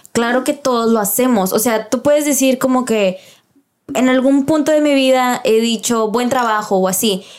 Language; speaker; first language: Spanish; early bilingual, heritage; Spanish